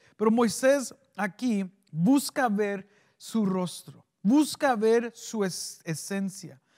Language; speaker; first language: Spanish; early bilingual, heritage; Spanish